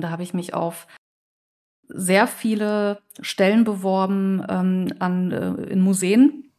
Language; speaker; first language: German; native; German